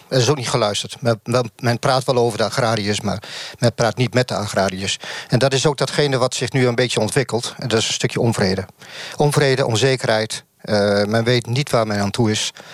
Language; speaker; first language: Dutch; native; Dutch